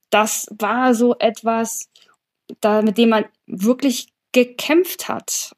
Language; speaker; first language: German; early bilingual, other home language; Polish